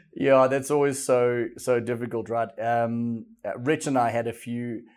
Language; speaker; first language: English; native; English